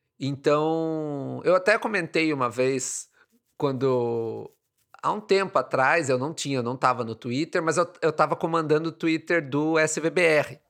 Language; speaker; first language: Portuguese; native; Portuguese